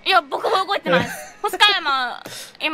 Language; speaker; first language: Japanese; native; Japanese